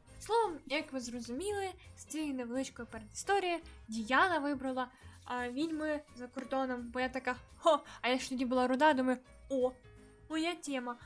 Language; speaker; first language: Ukrainian; native; Ukrainian